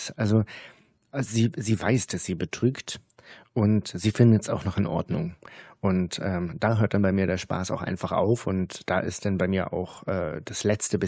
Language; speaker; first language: German; native; German